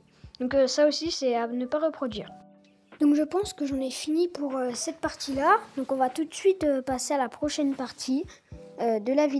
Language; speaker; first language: French; native; French